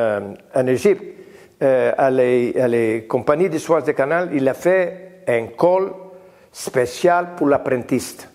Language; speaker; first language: French; non-native, learner; Greek